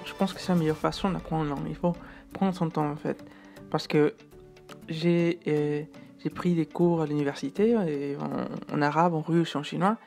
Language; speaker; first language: French; non-native, fluent; Spanish